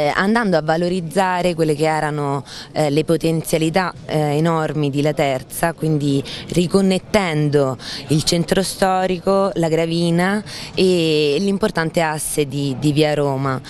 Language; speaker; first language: Italian; native; Italian